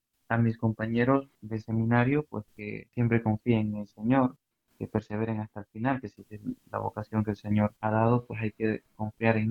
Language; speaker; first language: Spanish; native; Spanish